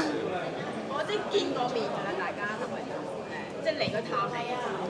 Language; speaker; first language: Cantonese; native; Cantonese